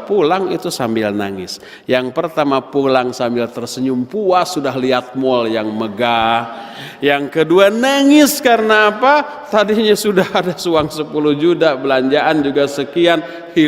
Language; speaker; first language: Indonesian; native; Indonesian